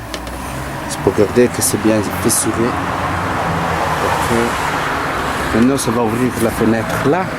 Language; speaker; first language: French; non-native, learner; Italian